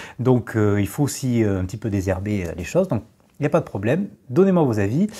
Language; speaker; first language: French; native; French